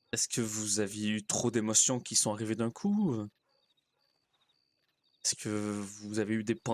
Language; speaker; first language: French; native; French